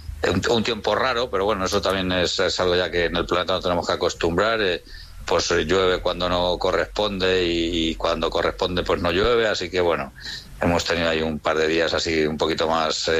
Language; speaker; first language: Spanish; native; Spanish